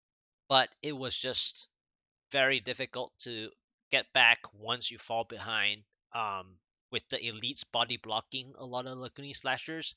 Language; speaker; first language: English; native; English